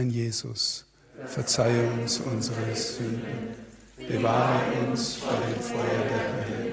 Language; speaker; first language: German; native; German